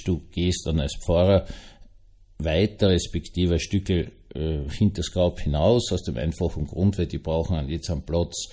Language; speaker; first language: German; native; German